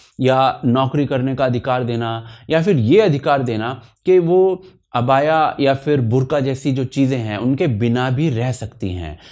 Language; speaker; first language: Hindi; native; Hindi